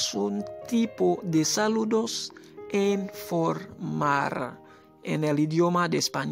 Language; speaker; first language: Spanish; non-native, local second language; Haitian Creole